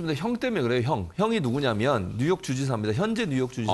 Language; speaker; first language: Korean; native; Korean